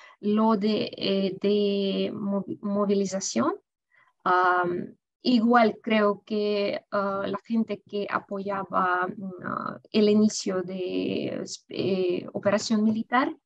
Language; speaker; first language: Spanish; non-native, fluent; Russian